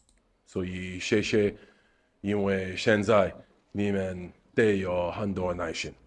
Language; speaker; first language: Chinese; non-native, learner; English